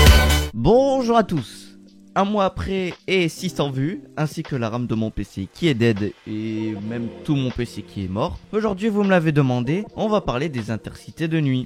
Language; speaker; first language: French; native; French